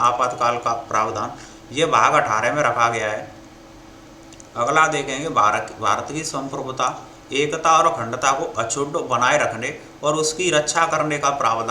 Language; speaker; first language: Hindi; native; Hindi